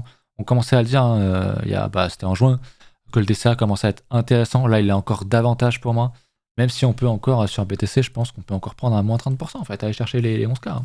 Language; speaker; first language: French; native; French